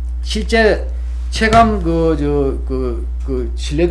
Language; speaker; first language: Korean; native; Korean